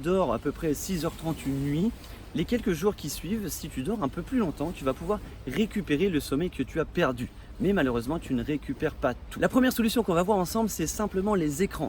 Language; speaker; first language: French; native; French